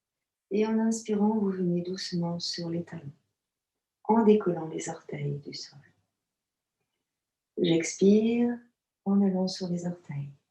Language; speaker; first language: French; native; French